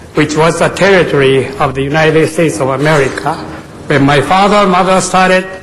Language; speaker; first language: English; non-native, fluent; Japanese